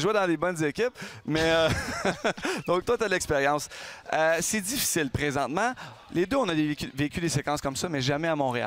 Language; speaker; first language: French; native; French